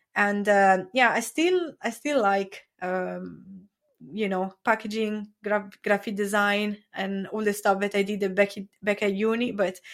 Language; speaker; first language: English; non-native, fluent; Italian